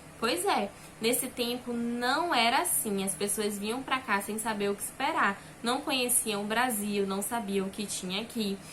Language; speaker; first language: Portuguese; native; Portuguese